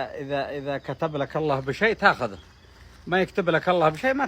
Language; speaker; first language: Arabic; native; Arabic